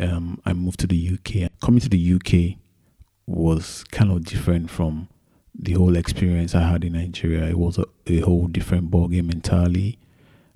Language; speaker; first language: English; non-native, local second language; Yoruba